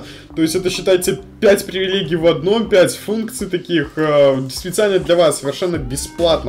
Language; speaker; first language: Russian; native; Russian